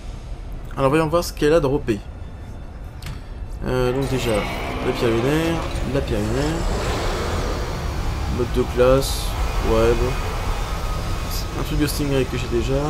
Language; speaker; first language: French; native; French